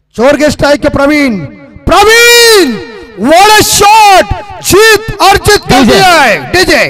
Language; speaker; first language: Hindi; non-native, local second language; Marathi